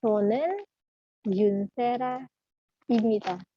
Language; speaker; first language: Korean; non-native, fluent; Indonesian